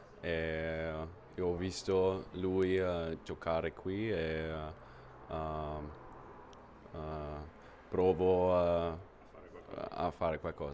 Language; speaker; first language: Italian; non-native, learner; German